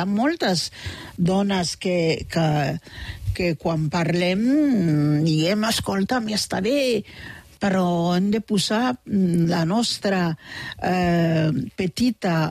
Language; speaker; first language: Catalan; non-native, fluent; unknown